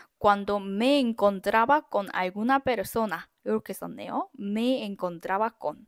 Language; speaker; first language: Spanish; non-native, fluent; Korean